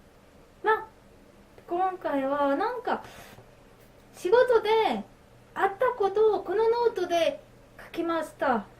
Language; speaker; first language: Japanese; non-native, learner; French